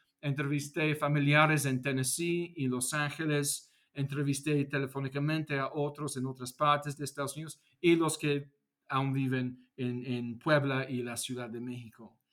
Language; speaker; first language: Spanish; non-native, fluent; English